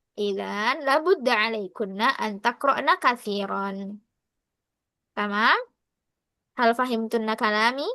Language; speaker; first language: Arabic; non-native, fluent; Indonesian